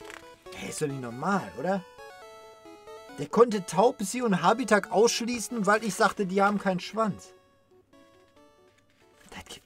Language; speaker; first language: German; native; German